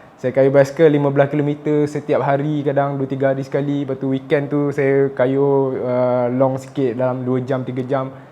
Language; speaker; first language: Malay; native; Malay